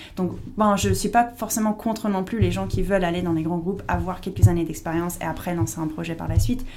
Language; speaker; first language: French; non-native, fluent; English